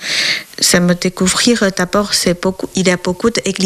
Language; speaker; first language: French; non-native, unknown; Chinese